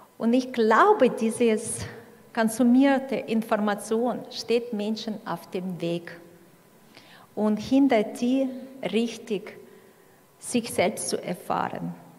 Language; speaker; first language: German; non-native, fluent; Russian